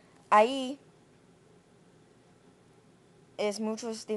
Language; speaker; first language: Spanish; non-native, learner; English